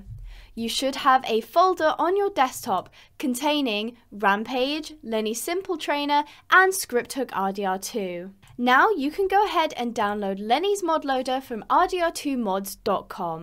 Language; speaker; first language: English; native; English